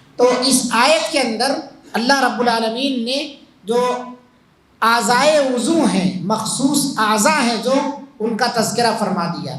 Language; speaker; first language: Urdu; native; Urdu